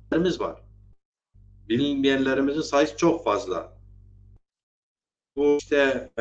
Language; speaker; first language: Turkish; native; Turkish